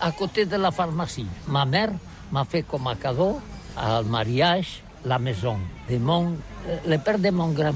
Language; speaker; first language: French; non-native, learner; Catalan